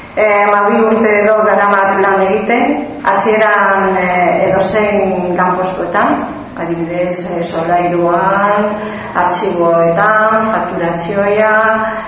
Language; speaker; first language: Basque; non-native, local second language; Spanish